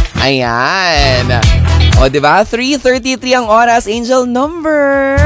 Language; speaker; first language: Filipino; native; Filipino